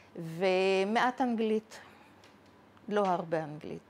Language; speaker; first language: Hebrew; early bilingual, other home language; Arabic